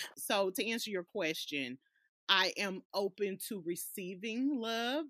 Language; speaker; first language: English; native; English